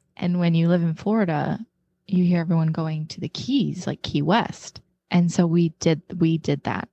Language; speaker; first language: English; native; English